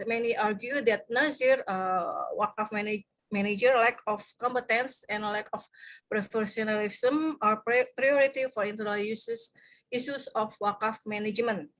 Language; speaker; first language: English; non-native, fluent; Indonesian